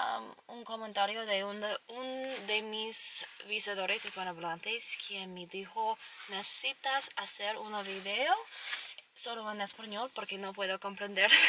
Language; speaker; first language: Spanish; non-native, learner; English